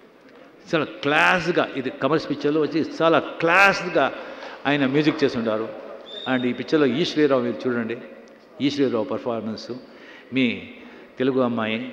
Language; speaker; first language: Telugu; non-native, local second language; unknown